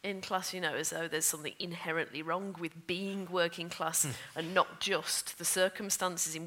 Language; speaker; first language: English; native; English